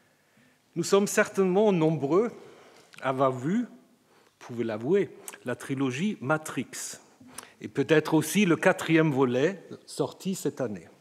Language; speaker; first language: French; native; French